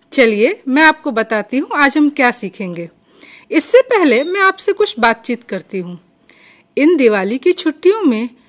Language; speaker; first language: Hindi; non-native, local second language; Gujarati